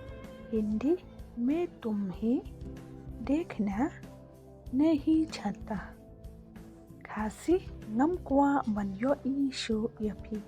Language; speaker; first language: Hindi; non-native, local second language; Khasi